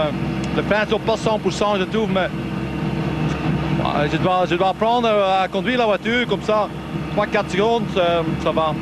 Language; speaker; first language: French; non-native, local second language; Dutch